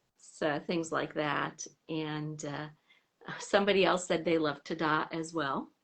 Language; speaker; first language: English; native; English